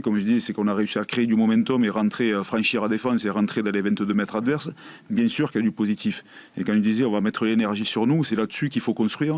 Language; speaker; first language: French; native; French